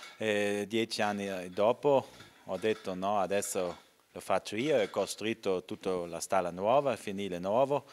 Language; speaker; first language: Italian; non-native, local second language; German